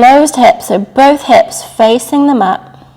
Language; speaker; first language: English; native; English